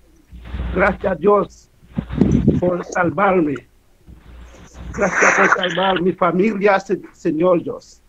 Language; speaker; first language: Spanish; non-native, learner; Haitian Creole